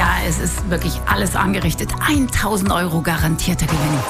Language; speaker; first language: German; native; German